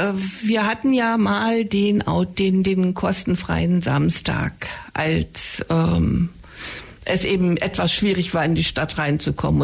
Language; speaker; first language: German; native; German